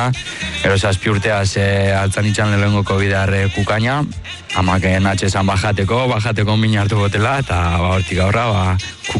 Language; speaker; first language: Basque; native; Basque